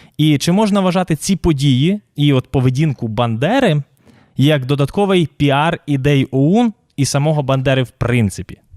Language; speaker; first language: Ukrainian; native; Ukrainian